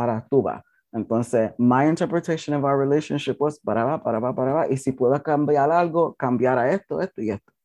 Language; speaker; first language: Spanish; early bilingual, heritage; English